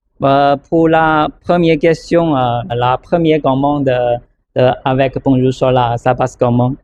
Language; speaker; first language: French; non-native, learner; Chinese